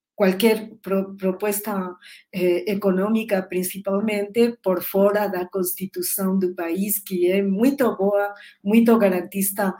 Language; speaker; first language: Portuguese; non-native, learner; Spanish